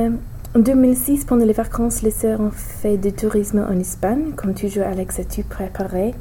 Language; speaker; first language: French; non-native, learner; English